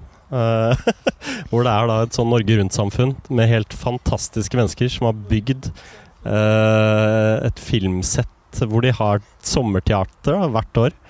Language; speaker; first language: Norwegian; native; Norwegian